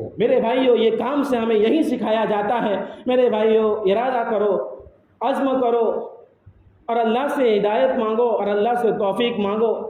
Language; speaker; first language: Urdu; non-native, local second language; Gujarati